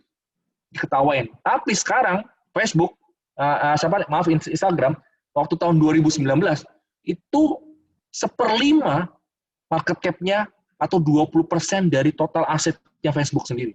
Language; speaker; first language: Indonesian; native; Indonesian